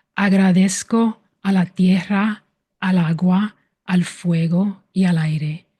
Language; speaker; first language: Spanish; early bilingual, heritage; Spanish